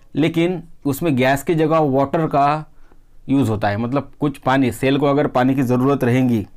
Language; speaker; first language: Hindi; non-native, local second language; Marathi